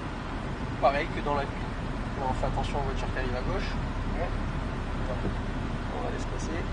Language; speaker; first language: French; native; French